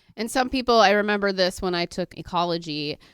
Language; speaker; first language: English; native; English